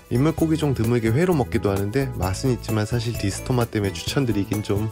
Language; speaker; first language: Korean; native; Korean